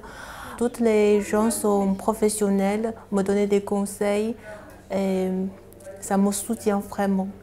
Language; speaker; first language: French; non-native, learner; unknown